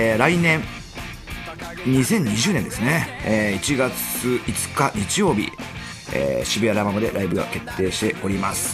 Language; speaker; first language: Japanese; native; Japanese